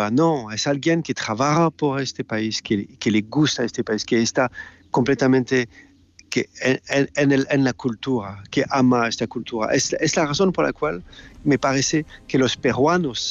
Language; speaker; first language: Spanish; non-native, learner; French